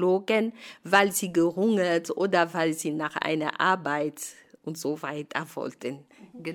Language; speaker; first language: German; non-native, fluent; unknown